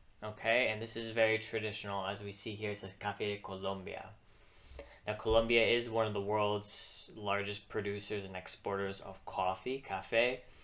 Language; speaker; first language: English; native; English